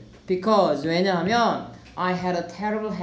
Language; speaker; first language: English; non-native, learner; Korean